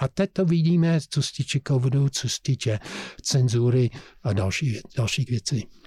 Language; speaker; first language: Czech; non-native, fluent; English